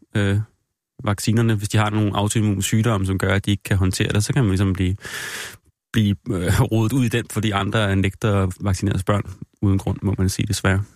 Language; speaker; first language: Danish; native; Danish